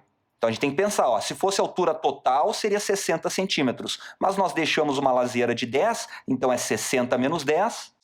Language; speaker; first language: Portuguese; native; Portuguese